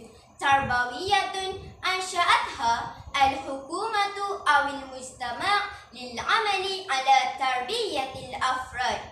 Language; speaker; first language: Arabic; non-native, learner; Malay